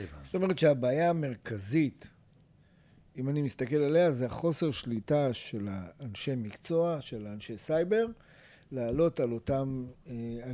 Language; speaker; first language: Hebrew; native; Hebrew